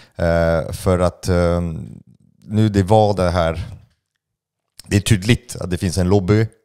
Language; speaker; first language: Swedish; non-native, fluent; French